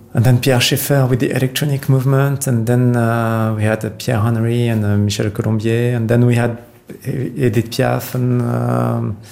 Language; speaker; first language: English; non-native, fluent; French